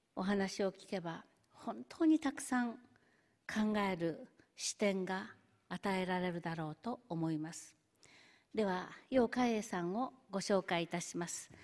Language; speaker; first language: Japanese; native; Japanese